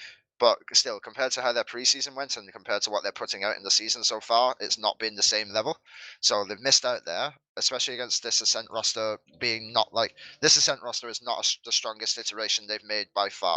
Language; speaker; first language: English; native; English